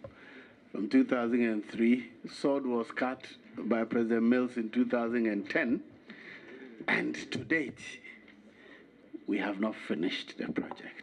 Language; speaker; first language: English; non-native, local second language; Akan